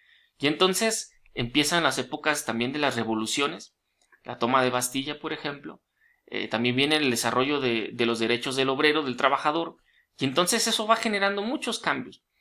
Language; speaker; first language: Spanish; native; Spanish